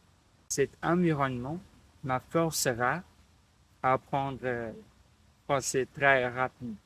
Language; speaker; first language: French; non-native, learner; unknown